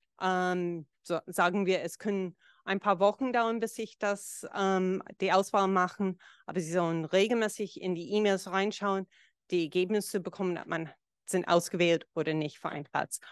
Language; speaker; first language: German; non-native, fluent; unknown